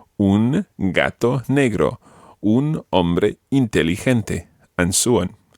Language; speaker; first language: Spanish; non-native, fluent; English